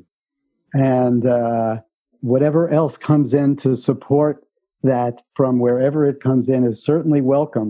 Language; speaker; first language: English; native; English